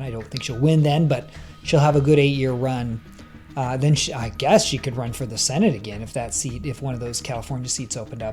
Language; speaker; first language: English; native; English